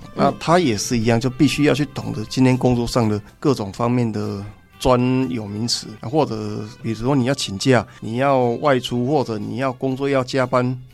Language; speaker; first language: Chinese; native; Chinese